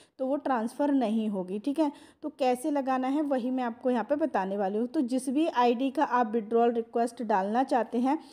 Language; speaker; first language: Hindi; non-native, local second language; Marathi